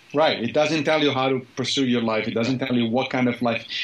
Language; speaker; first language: English; non-native, fluent; Italian